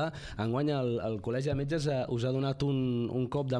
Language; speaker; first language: Catalan; native; Catalan